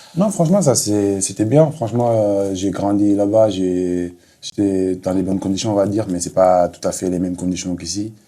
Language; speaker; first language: French; non-native, local second language; Wolof